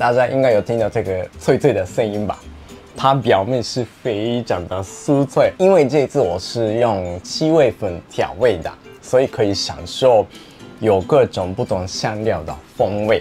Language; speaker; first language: Chinese; non-native, fluent; Japanese